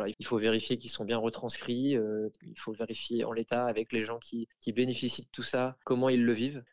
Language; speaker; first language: French; native; French